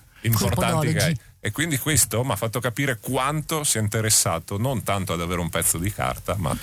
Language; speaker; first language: Italian; native; Italian